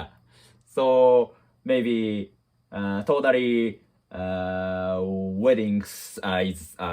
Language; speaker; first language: English; non-native, learner; Japanese